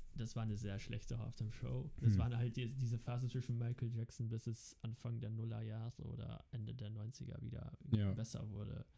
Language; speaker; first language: German; early bilingual, other home language; Dutch